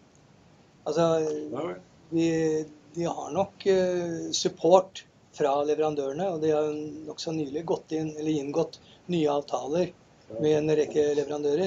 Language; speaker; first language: Norwegian; native; Norwegian